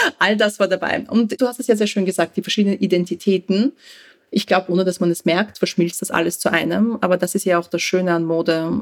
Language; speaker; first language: German; early bilingual, other home language; Russian